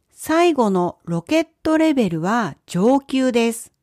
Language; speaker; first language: Japanese; native; Japanese